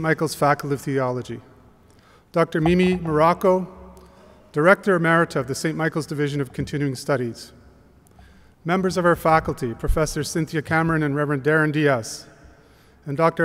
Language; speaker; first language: English; native; English